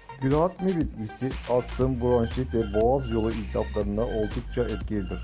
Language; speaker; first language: Turkish; native; Turkish